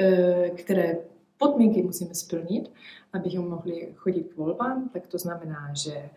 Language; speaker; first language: Czech; early bilingual, heritage; Czech